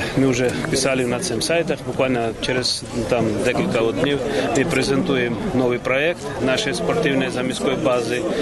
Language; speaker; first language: Ukrainian; non-native, fluent; Georgian